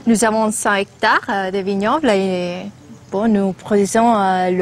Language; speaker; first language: French; non-native, learner; Catalan